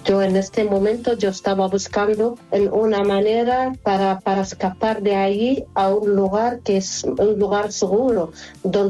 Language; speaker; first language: Spanish; non-native, fluent; Arabic